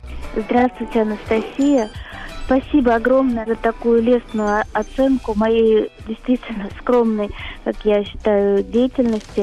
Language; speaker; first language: Russian; native; Russian